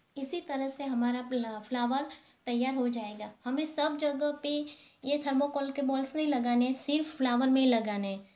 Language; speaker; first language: Hindi; non-native, local second language; Gujarati